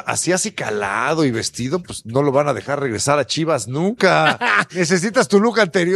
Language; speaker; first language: Spanish; native; Spanish